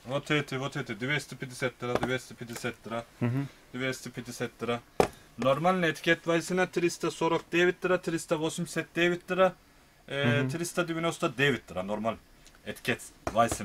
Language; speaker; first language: Russian; non-native, learner; Turkish